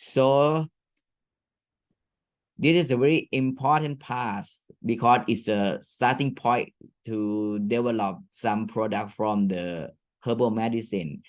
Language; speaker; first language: English; non-native, fluent; Thai